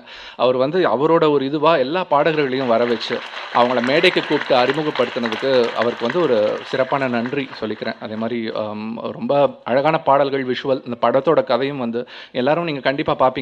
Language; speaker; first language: Tamil; native; Tamil